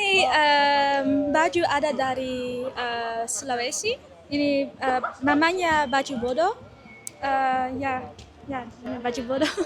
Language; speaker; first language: Indonesian; early bilingual, heritage; Indonesian